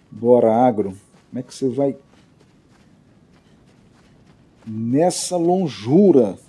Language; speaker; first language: Portuguese; native; Portuguese